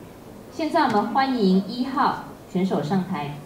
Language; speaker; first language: Chinese; native; Chinese